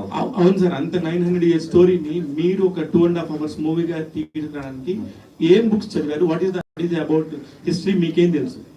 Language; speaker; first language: Telugu; native; Telugu